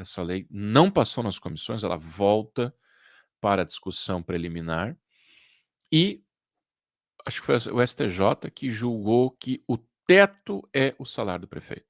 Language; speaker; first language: Portuguese; native; Portuguese